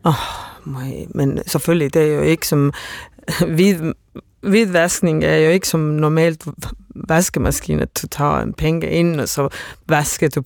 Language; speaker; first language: Danish; non-native, fluent; Estonian